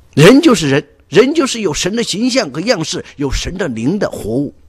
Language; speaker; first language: Chinese; native; Chinese